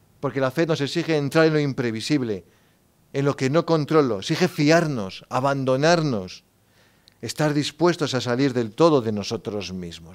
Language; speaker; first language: Spanish; native; Spanish